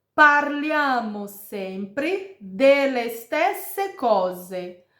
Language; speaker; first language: Italian; non-native, fluent; Portuguese